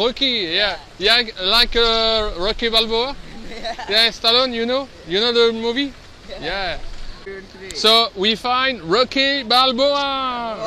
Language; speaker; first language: English; non-native, learner; French